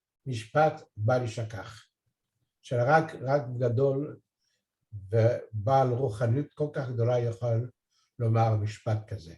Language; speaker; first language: Hebrew; early bilingual, other home language; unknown